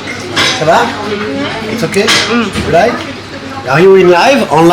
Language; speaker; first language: English; non-native, learner; French